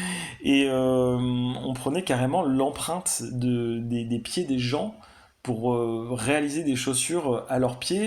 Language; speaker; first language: French; native; French